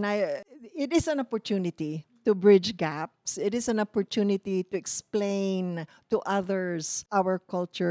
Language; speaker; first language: English; non-native, local second language; Cebuano